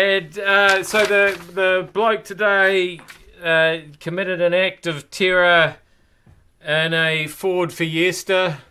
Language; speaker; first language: English; native; English